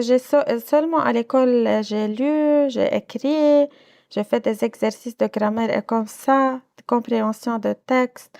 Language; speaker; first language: French; non-native, local second language; Arabic